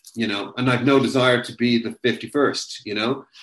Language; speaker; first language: English; native; English